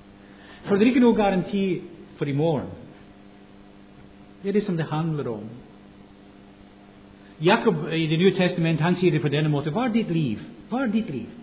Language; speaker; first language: Swedish; non-native, fluent; English